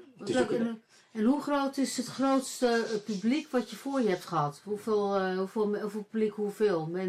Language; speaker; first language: Dutch; native; Dutch